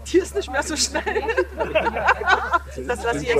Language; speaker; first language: German; native; German